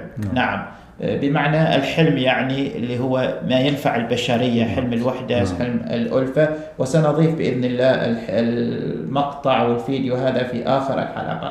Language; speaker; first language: Arabic; native; Arabic